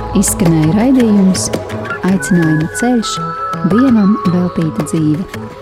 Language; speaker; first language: Latvian; non-native, fluent; French